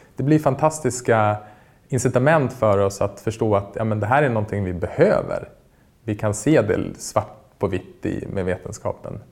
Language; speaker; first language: Swedish; native; Swedish